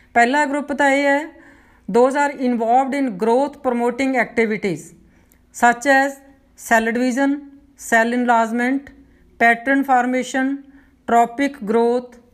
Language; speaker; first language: English; non-native, local second language; Punjabi